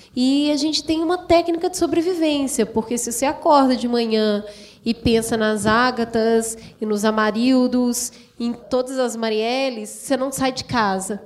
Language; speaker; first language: Portuguese; native; Portuguese